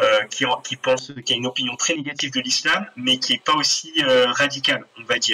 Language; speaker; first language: French; native; French